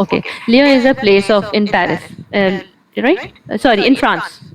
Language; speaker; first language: English; non-native, local second language; Urdu